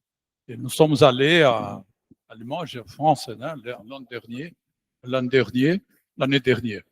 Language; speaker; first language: French; non-native, learner; Portuguese